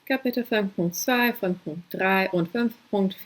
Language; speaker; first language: German; non-native, fluent; English